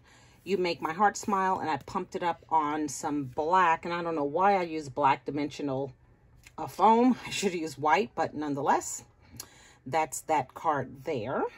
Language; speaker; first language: English; native; English